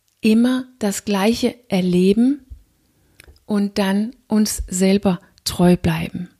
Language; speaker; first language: German; non-native, fluent; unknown